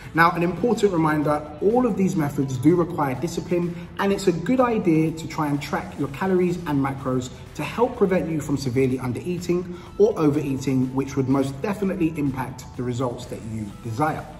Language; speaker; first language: English; native; English